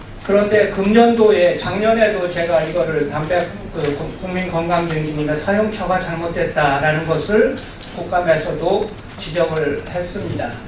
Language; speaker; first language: Korean; native; Korean